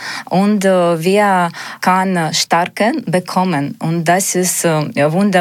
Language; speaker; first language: German; non-native, learner; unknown